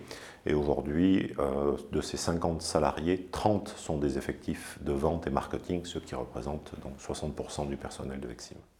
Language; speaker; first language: French; native; French